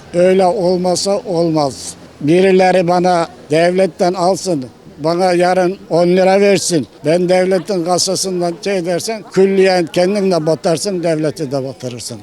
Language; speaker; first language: Turkish; native; Turkish